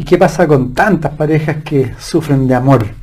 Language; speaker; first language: Spanish; native; Spanish